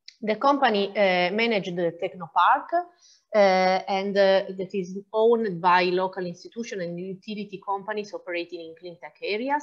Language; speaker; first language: English; non-native, fluent; Italian